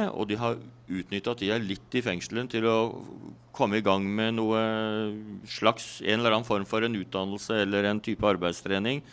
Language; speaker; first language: Norwegian; native; Norwegian